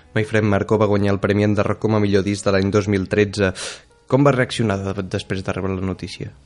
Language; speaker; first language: Catalan; native; Catalan